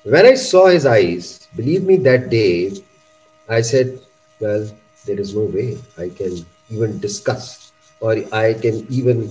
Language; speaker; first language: English; non-native, local second language; Urdu